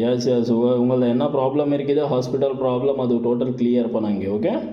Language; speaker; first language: Tamil; non-native, learner; Kannada